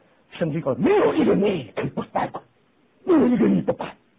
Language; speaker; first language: Chinese; native; Chinese